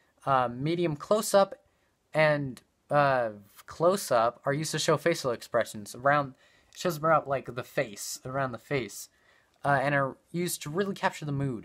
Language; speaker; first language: English; native; English